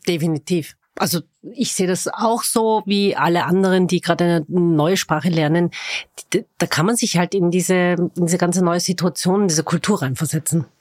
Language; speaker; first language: German; native; German